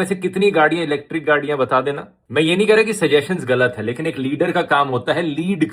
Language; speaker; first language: Hindi; native; Hindi